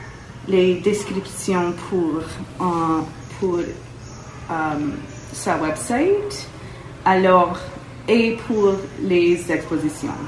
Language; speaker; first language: French; non-native, local second language; English